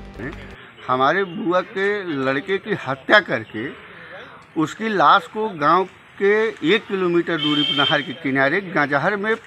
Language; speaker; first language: Hindi; native; Hindi